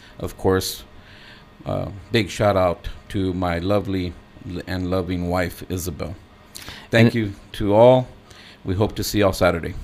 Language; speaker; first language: English; early bilingual, other home language; Spanish